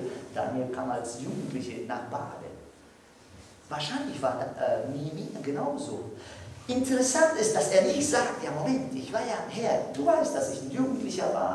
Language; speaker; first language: German; non-native, fluent; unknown